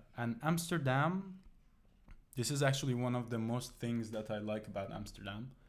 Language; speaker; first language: English; non-native, fluent; Persian